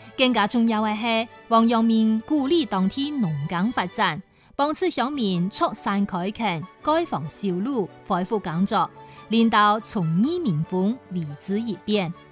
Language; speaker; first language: Chinese; non-native, local second language; Cantonese